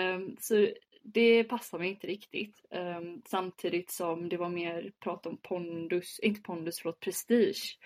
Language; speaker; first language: Swedish; early bilingual, other home language; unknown